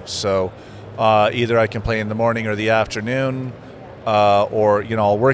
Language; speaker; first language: English; native; English